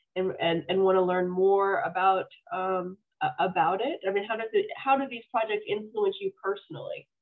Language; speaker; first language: English; native; English